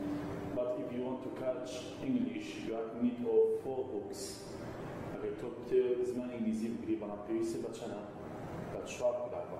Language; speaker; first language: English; non-native, learner; Central Kurdish